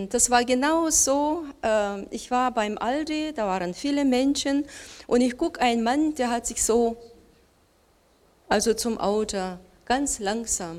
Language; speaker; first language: German; non-native, learner; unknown